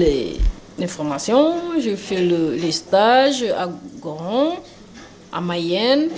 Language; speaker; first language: French; non-native, local second language; Wolof